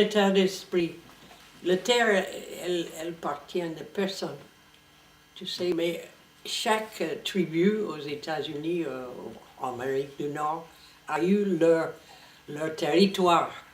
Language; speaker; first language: French; non-native, fluent; English